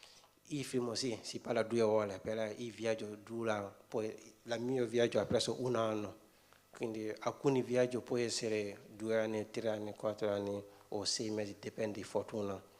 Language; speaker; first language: Italian; non-native, fluent; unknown